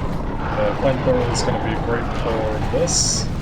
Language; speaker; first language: English; native; English